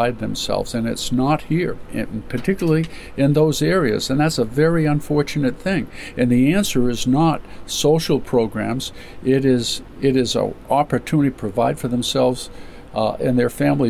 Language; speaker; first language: English; native; English